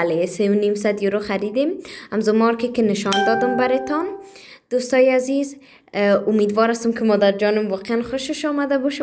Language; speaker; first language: Persian; early bilingual, heritage; Persian